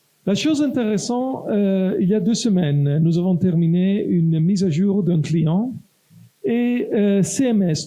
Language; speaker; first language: French; non-native, local second language; Italian